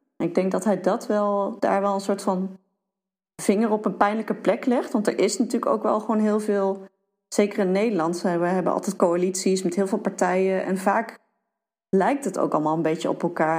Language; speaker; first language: Dutch; native; Dutch